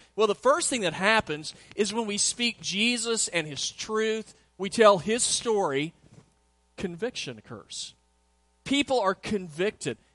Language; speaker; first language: English; native; English